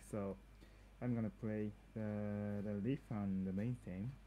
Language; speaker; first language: English; non-native, learner; Japanese